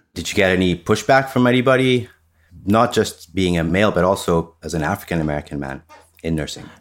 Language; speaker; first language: English; non-native, fluent; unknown